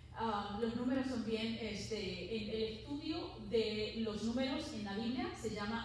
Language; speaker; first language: Spanish; early bilingual, heritage; Spanish